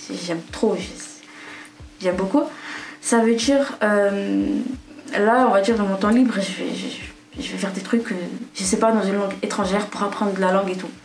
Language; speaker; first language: French; non-native, local second language; Arabic